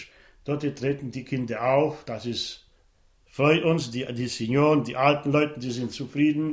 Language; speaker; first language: German; non-native, local second language; Polish